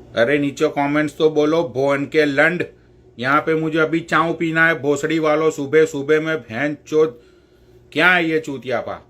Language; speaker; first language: Hindi; native; Hindi